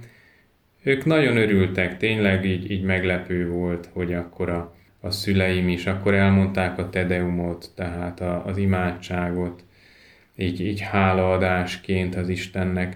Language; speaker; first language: Hungarian; native; Hungarian